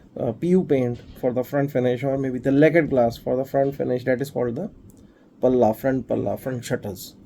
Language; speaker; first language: English; non-native, local second language; Hindi